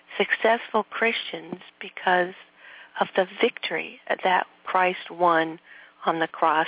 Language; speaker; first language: English; native; English